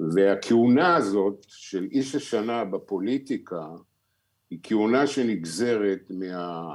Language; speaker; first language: Hebrew; native; Hebrew